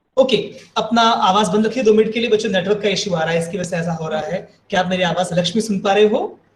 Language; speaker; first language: Hindi; native; Hindi